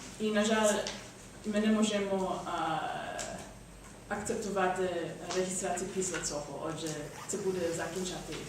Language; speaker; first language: Ukrainian; non-native, learner; English